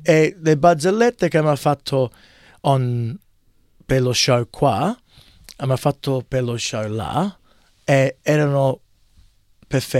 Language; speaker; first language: Italian; early bilingual, heritage; English